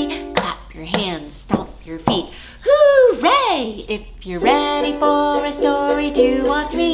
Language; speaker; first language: English; native; English